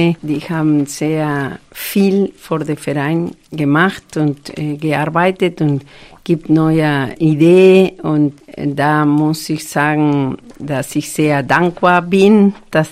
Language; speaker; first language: German; non-native, fluent; Spanish